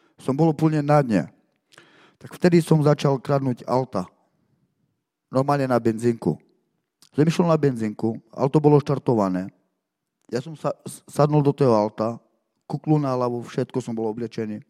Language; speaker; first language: Slovak; non-native, local second language; Romany